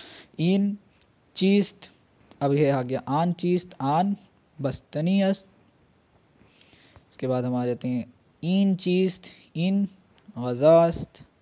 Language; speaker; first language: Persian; non-native, fluent; Urdu